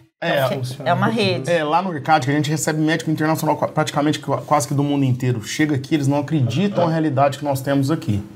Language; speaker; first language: Portuguese; native; Portuguese